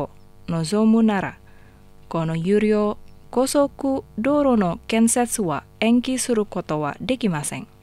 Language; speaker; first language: Japanese; non-native, fluent; Indonesian